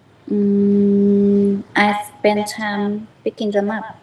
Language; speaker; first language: English; non-native, learner; Vietnamese